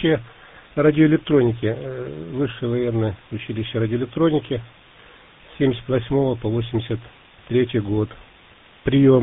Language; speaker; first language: Russian; native; Russian